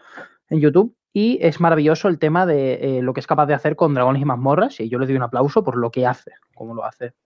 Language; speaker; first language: Spanish; native; Spanish